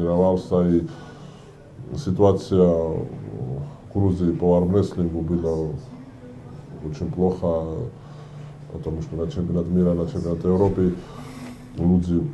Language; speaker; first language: Russian; non-native, fluent; Georgian